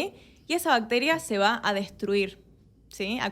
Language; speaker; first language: Spanish; native; Spanish